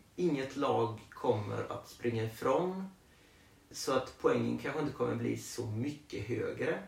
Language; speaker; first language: Swedish; native; Swedish